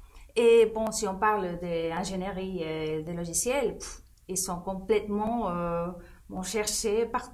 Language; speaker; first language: French; non-native, fluent; Spanish